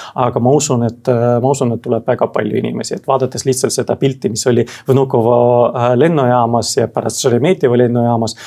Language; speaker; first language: Estonian; non-native, local second language; Russian